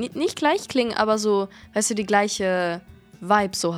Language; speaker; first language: German; native; German